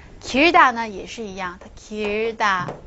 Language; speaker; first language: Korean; non-native, fluent; Chinese